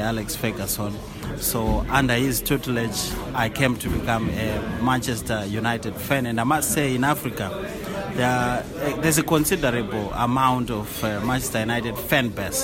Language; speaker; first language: English; non-native, local second language; Shona